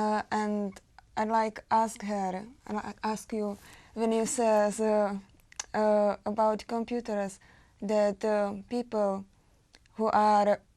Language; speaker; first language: English; non-native, learner; Czech